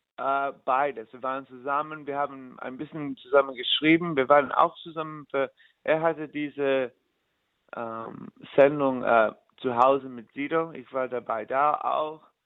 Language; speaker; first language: German; non-native, learner; English